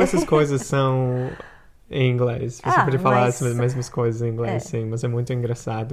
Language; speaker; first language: Portuguese; non-native, fluent; English